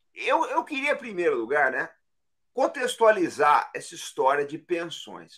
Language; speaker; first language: Portuguese; native; Portuguese